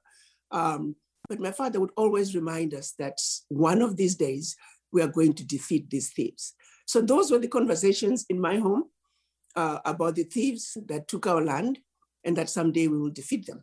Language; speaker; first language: English; non-native, local second language; Shona